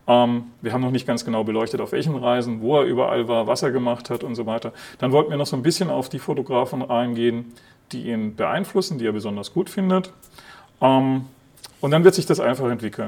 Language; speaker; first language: German; native; German